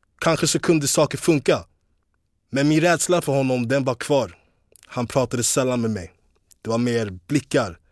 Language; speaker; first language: Swedish; early bilingual, other home language; English